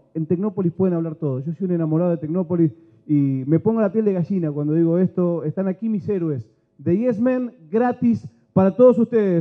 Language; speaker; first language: Spanish; native; Spanish